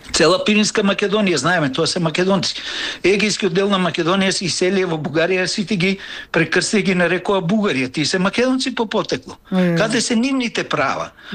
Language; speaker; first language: Macedonian; native; Macedonian